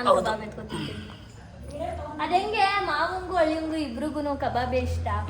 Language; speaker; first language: Kannada; native; Kannada